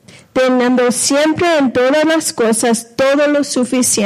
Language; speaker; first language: Spanish; non-native, fluent; English